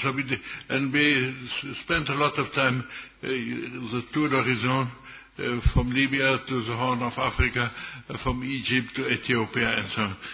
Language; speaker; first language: English; non-native, fluent; German